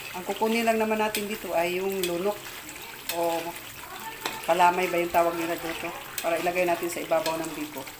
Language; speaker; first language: Filipino; non-native, local second language; Cebuano